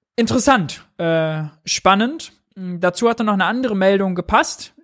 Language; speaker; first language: German; native; German